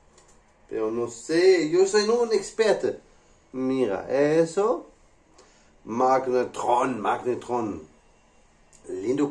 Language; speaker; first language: Spanish; non-native, learner; English